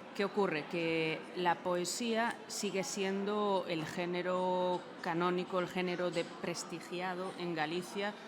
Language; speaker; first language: Spanish; non-native, local second language; Galician